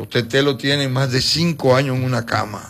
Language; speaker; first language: Spanish; native; Spanish